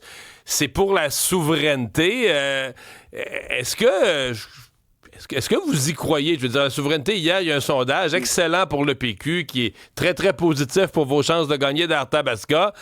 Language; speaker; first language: French; native; French